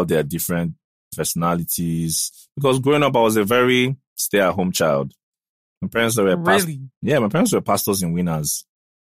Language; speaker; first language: English; non-native, local second language; Igbo